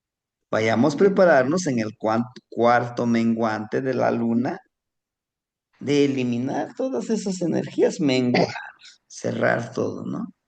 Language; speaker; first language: Spanish; native; Spanish